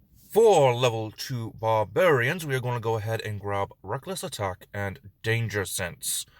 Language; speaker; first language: English; native; English